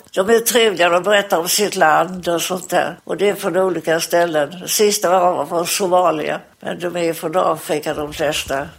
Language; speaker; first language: Swedish; native; Swedish